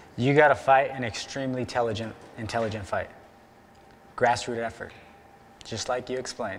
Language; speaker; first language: English; native; English